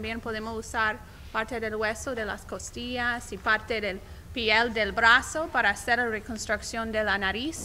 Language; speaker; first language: Spanish; non-native, learner; English